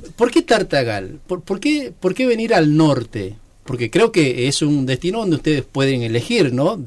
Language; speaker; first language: Spanish; native; Spanish